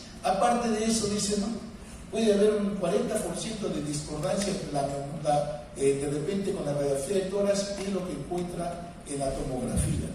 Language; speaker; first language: Spanish; native; Spanish